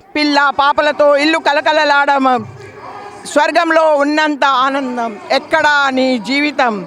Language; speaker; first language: Telugu; non-native, local second language; Marathi